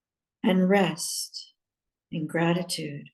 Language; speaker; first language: English; native; English